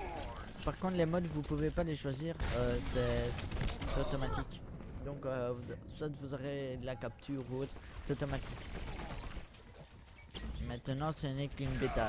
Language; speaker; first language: French; native; French